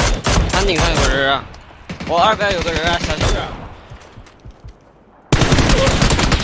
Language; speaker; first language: Chinese; native; Chinese